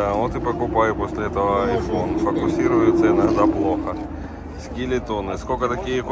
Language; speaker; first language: Russian; native; Russian